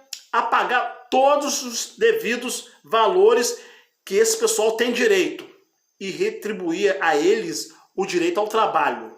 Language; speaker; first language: Portuguese; native; Portuguese